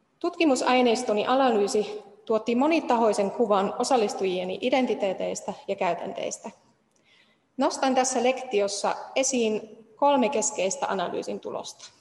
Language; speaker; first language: Finnish; non-native, fluent; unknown